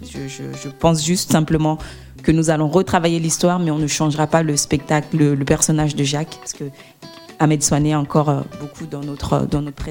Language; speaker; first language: French; native; French